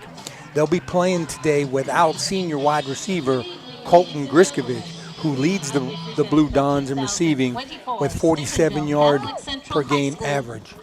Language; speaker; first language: English; native; English